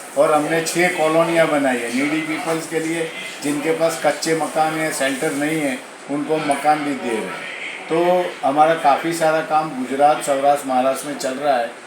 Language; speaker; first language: Hindi; non-native, local second language; Gujarati